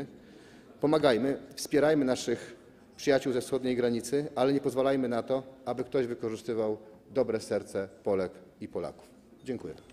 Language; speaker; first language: Polish; native; Polish